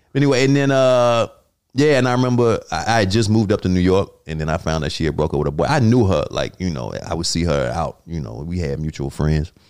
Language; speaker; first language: English; native; English